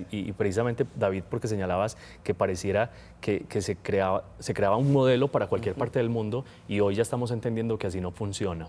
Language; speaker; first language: Spanish; native; Spanish